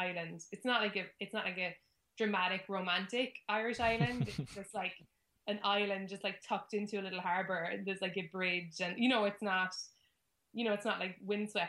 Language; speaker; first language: English; native; English